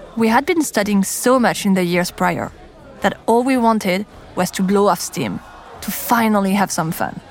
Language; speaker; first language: English; non-native, fluent; French